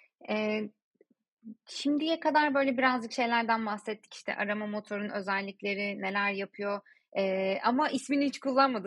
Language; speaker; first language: Turkish; native; Turkish